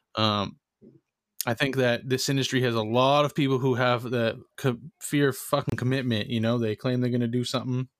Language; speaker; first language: English; native; English